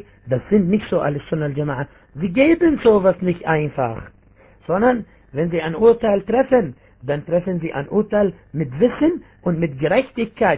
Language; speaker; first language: German; non-native, fluent; Arabic